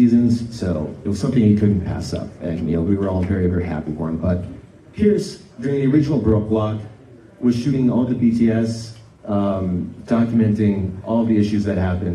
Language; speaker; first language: English; native; English